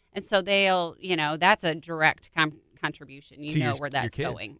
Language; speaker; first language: English; native; English